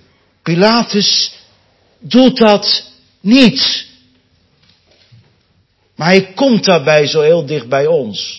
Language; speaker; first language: Dutch; native; Dutch